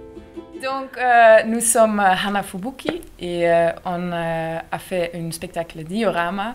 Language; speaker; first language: French; non-native, local second language; Dutch